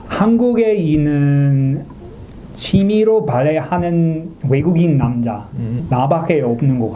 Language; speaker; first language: Korean; non-native, learner; English